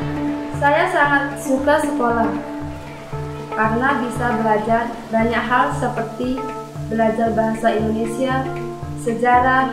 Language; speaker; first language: Indonesian; non-native, local second language; Balinese